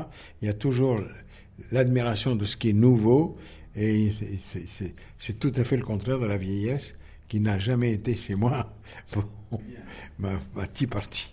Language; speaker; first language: French; native; French